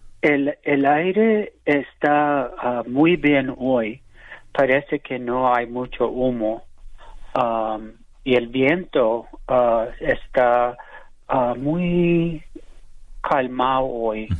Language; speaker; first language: Spanish; early bilingual, heritage; English